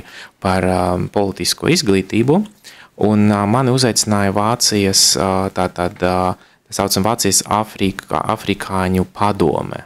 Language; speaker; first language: Latvian; non-native, local second language; Russian